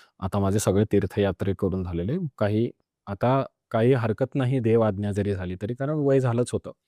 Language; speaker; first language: Marathi; non-native, local second language; Punjabi